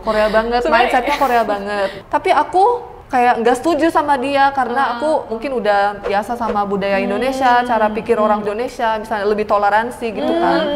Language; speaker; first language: Indonesian; non-native, local second language; Korean